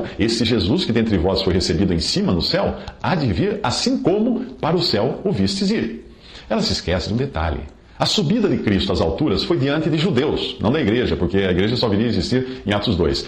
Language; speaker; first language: Portuguese; native; Portuguese